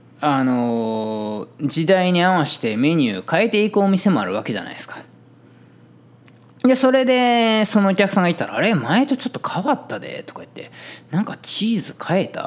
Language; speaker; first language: Japanese; native; Japanese